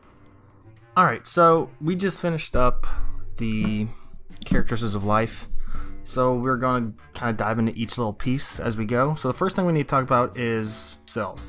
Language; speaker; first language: English; native; English